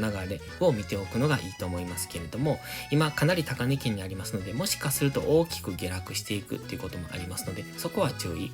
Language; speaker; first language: Japanese; native; Japanese